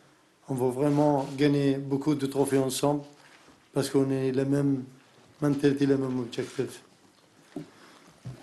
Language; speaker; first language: French; non-native, learner; Arabic